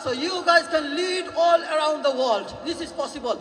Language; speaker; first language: English; non-native, local second language; Bangla